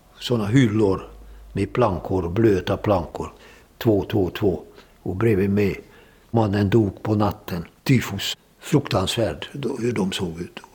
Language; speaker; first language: Swedish; non-native, fluent; Hungarian